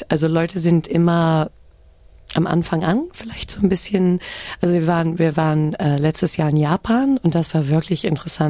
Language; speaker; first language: German; early bilingual, heritage; German